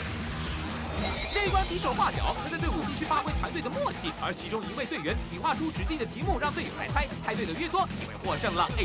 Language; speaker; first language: Chinese; native; Chinese